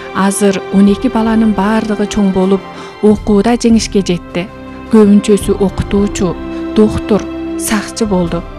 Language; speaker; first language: Kyrgyz; native; Kyrgyz